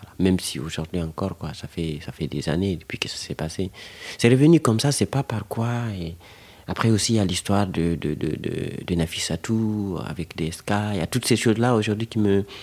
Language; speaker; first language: French; non-native, local second language; Fula